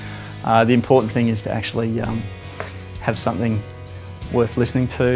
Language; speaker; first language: English; native; English